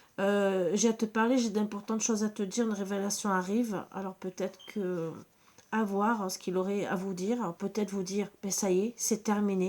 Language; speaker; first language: French; native; French